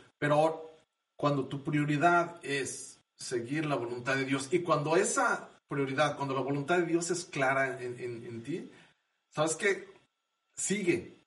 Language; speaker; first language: Spanish; native; Spanish